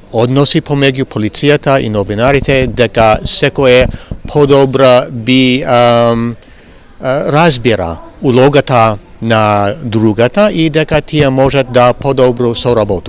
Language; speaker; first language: Macedonian; non-native, fluent; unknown